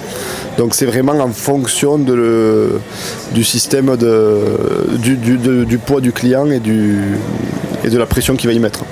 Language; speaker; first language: French; native; French